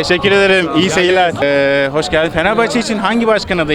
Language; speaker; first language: Turkish; native; Turkish